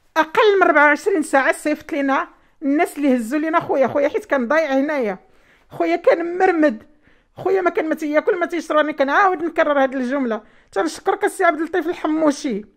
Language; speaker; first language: Arabic; native; Arabic